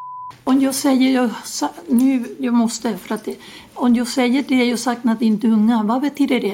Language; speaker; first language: Swedish; non-native, fluent; Spanish